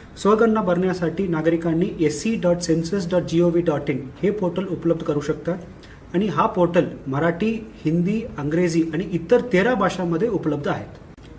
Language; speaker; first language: Marathi; non-native, local second language; Tamil